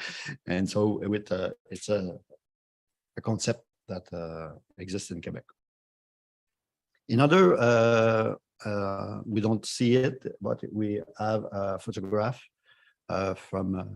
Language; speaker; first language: English; non-native, fluent; French